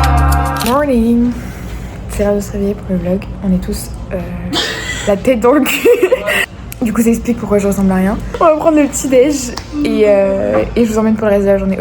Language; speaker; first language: French; native; French